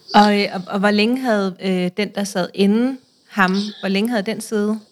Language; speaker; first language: Danish; native; Danish